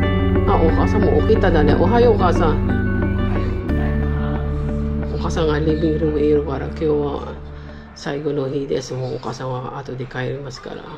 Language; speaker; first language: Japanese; non-native, learner; Filipino